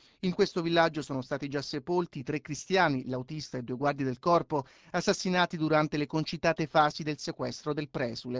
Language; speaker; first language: Italian; native; Italian